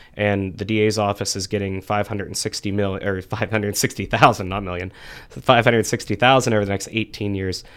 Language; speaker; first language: English; native; English